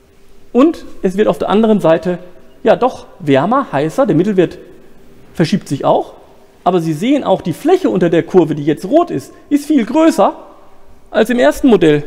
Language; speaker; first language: German; native; German